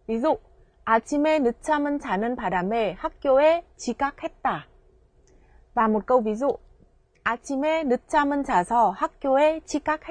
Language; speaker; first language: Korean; non-native, fluent; Vietnamese